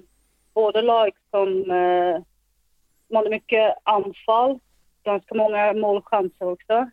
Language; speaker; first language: Swedish; non-native, fluent; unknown